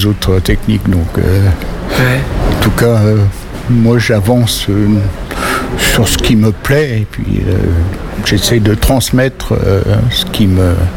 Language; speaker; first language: French; native; French